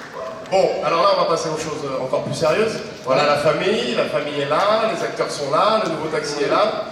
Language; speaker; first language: French; native; French